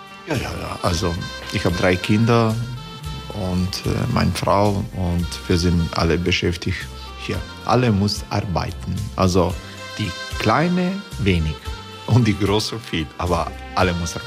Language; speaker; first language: German; non-native, learner; Croatian